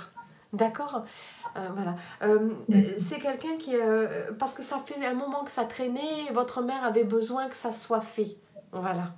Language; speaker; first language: French; native; French